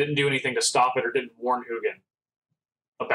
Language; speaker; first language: English; native; English